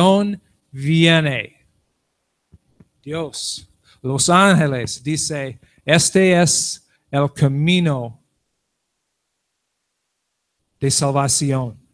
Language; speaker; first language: Spanish; non-native, learner; English